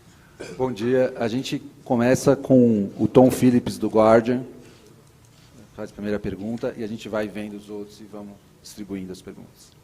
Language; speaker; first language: Portuguese; native; Portuguese